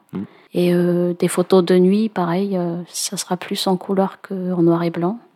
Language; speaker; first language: French; non-native, local second language; Malagasy